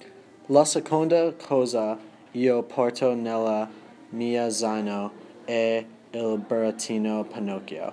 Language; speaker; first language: Italian; non-native, learner; English